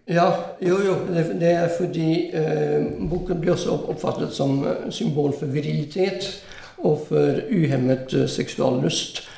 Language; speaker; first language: Norwegian; non-native, fluent; French